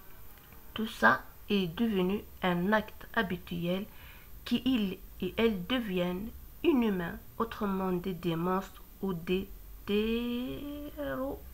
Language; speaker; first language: French; non-native, local second language; Kabyle